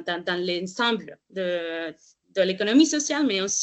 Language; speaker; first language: French; non-native, fluent; Spanish